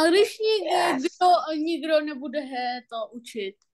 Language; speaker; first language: Czech; non-native, learner; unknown